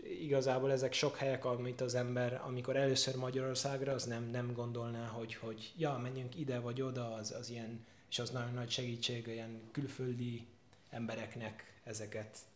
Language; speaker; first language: Hungarian; non-native, learner; Spanish